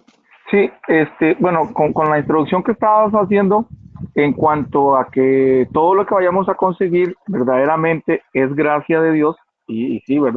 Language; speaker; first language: Spanish; native; Spanish